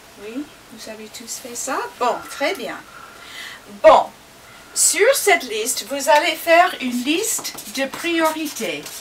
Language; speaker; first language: French; non-native, fluent; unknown